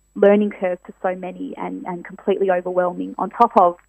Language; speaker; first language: English; native; English